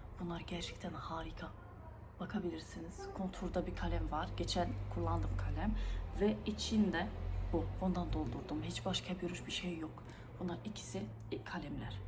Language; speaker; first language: Turkish; non-native, fluent; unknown